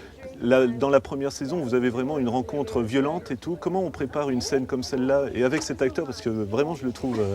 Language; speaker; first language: French; native; French